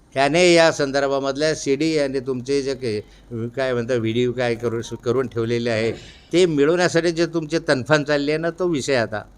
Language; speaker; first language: Marathi; native; Marathi